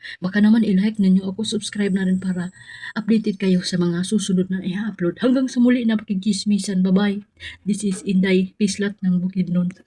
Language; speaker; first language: Filipino; non-native, local second language; Cebuano